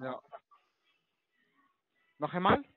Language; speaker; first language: German; non-native, learner; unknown